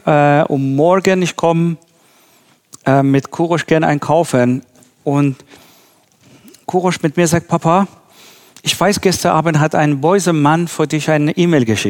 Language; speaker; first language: German; non-native, learner; Persian